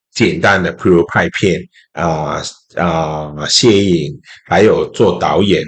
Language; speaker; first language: Chinese; non-native, local second language; Cantonese